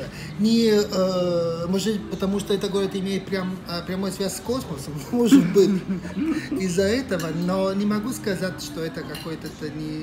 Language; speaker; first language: Russian; non-native, fluent; Italian